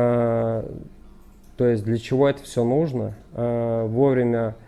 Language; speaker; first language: Russian; native; Russian